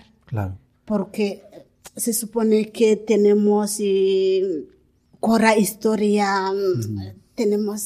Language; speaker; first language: Spanish; non-native, learner; Kinyarwanda